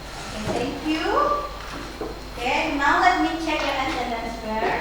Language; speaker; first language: English; non-native, learner; Indonesian